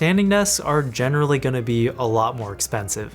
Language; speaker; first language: English; native; English